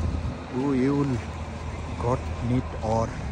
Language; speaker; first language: Norwegian; non-native, fluent; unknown